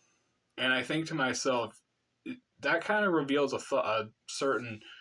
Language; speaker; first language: English; native; English